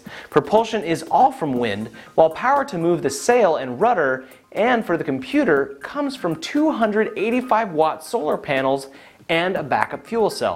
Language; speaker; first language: English; native; English